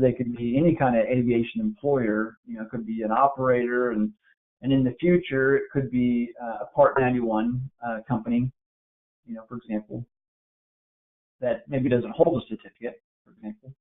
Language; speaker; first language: English; native; English